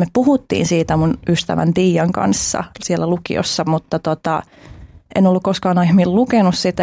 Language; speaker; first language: Finnish; early bilingual, other home language; Albanian